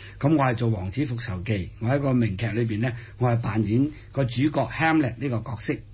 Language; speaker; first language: Cantonese; native; Cantonese